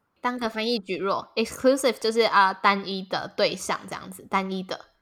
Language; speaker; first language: Chinese; native; Chinese